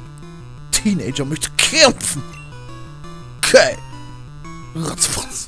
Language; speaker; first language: German; native; German